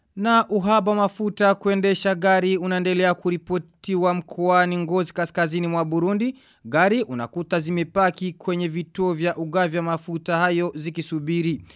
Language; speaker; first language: Swahili; non-native, local second language; Rundi